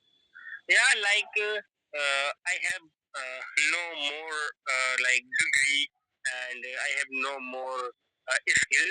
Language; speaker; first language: English; non-native, learner; Hindi